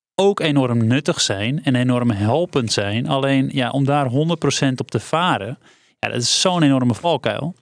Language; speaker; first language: Dutch; native; Dutch